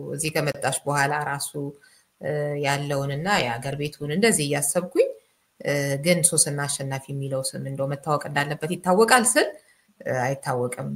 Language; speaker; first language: Amharic; native; Amharic